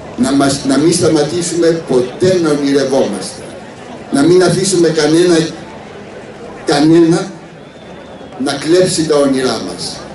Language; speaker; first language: Greek; native; Greek